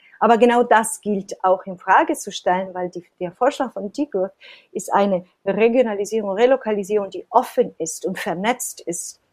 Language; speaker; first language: German; non-native, fluent; Italian